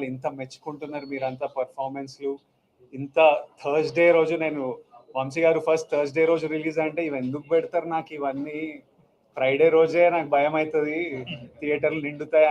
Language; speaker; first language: Telugu; native; Telugu